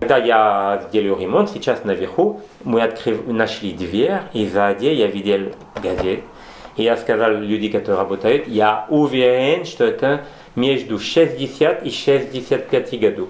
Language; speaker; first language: Russian; non-native, learner; French